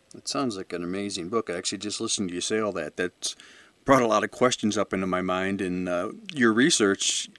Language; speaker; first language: English; native; English